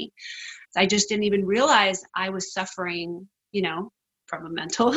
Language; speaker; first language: English; native; English